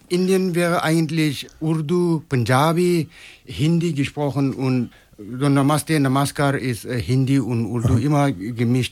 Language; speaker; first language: German; non-native, learner; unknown